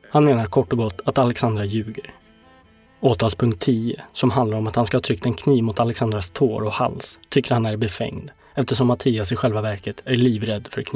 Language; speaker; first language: Swedish; native; Swedish